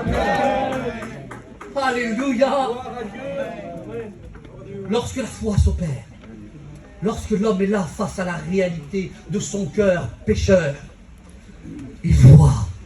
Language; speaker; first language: French; native; French